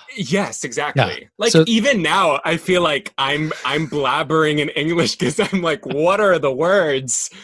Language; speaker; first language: English; non-native, fluent; Spanish